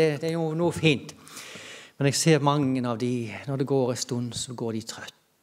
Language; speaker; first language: Norwegian; native; Norwegian